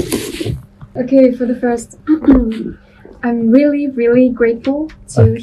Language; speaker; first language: English; non-native, learner; Russian